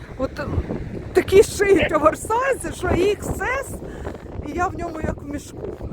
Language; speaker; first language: Ukrainian; native; Ukrainian